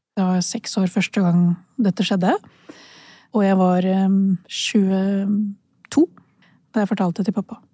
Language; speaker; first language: Norwegian; early bilingual, other home language; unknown